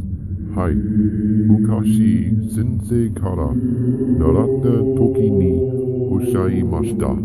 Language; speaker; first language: Japanese; non-native, learner; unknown